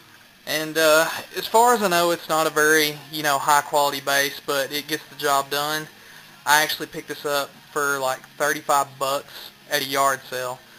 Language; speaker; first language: English; native; English